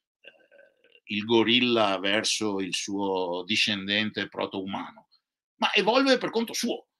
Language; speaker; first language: Italian; native; Italian